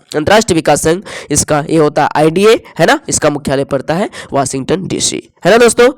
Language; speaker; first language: Hindi; native; Hindi